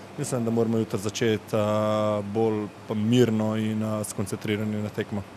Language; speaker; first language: Slovenian; early bilingual, other home language; Bosnian